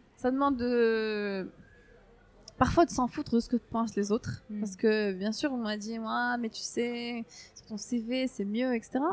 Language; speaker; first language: French; non-native, local second language; Arabic